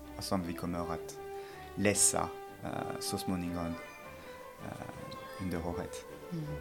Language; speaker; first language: Swedish; non-native, fluent; French